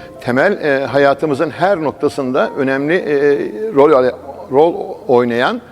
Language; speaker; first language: Turkish; native; Turkish